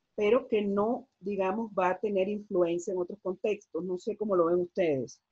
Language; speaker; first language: Spanish; native; Spanish